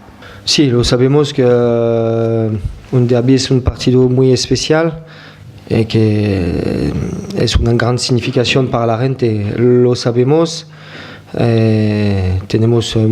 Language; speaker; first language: Spanish; non-native, fluent; French